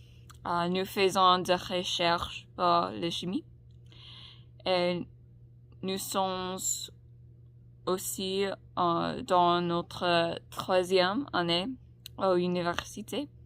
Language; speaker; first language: French; non-native, learner; English